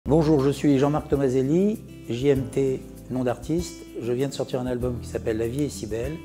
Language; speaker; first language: French; native; French